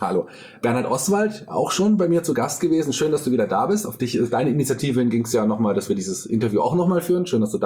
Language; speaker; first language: German; native; German